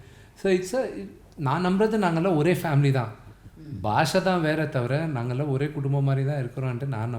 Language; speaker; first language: Tamil; non-native, local second language; Telugu